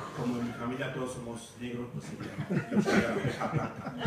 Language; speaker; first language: Spanish; non-native, fluent; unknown